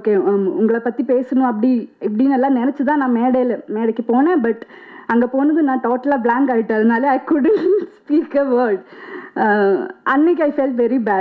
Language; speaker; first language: Tamil; non-native, fluent; Malayalam